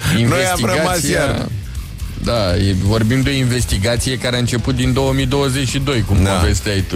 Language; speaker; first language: Romanian; native; Romanian